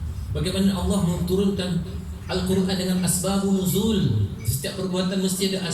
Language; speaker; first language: Malay; native; Malay